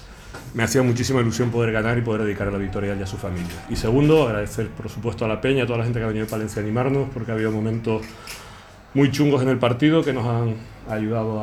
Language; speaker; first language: Spanish; native; Spanish